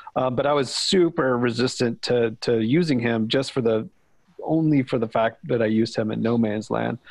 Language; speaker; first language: English; native; English